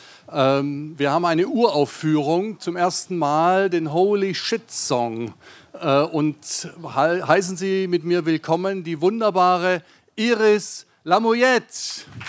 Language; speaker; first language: German; native; German